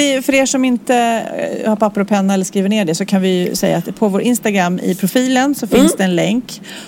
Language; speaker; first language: Swedish; native; Swedish